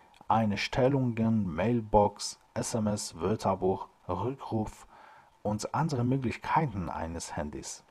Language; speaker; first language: German; non-native, fluent; Persian